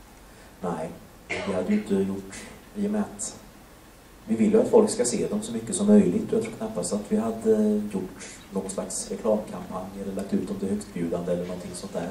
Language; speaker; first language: Swedish; native; Swedish